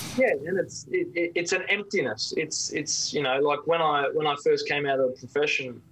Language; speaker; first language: English; native; English